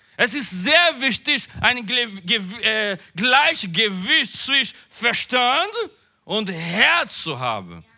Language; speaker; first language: German; non-native, learner; Portuguese